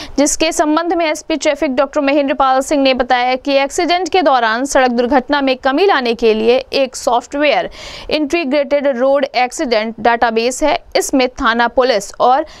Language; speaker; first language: Hindi; native; Hindi